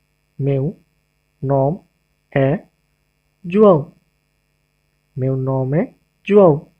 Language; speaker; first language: Portuguese; non-native, learner; English